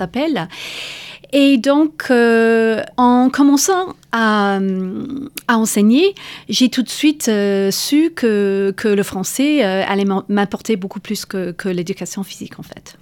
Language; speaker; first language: French; non-native, fluent; English